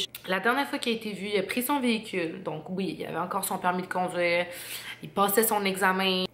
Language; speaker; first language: French; native; French